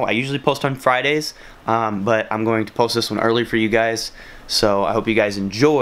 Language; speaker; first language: English; native; English